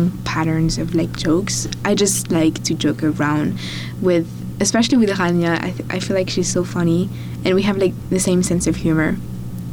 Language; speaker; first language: English; non-native, fluent; French